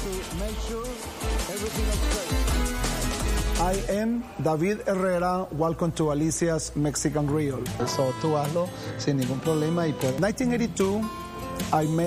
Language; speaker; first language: English; non-native, fluent; Spanish